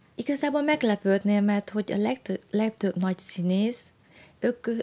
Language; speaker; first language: Hungarian; early bilingual, other home language; Vietnamese